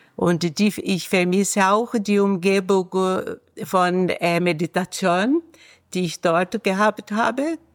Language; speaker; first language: German; non-native, fluent; Portuguese